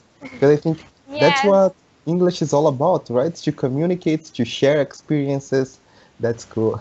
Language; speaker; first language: English; non-native, learner; Portuguese